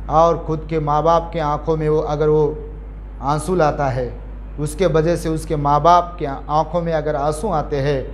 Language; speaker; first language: Hindi; non-native, local second language; Marathi